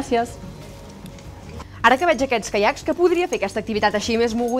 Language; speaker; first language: Catalan; native; Catalan